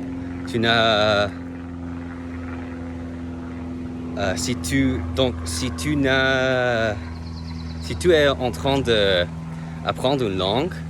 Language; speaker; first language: French; non-native, learner; English